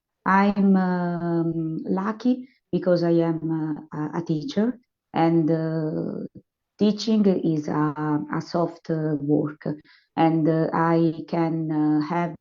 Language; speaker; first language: English; non-native, learner; Italian